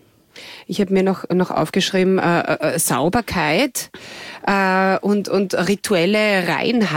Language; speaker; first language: German; native; German